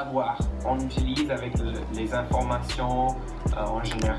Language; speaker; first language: French; non-native, fluent; English